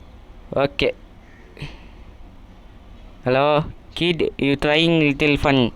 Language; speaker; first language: Tamil; native; Tamil